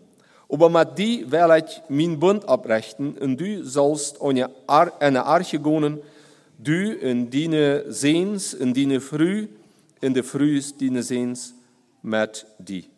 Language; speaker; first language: German; non-native, learner; Plautdietsch